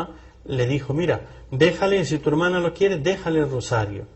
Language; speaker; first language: Spanish; native; Spanish